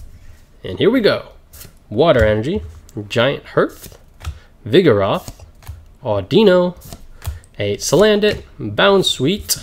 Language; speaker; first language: English; native; English